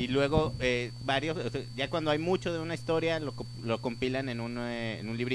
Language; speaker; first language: Spanish; native; Spanish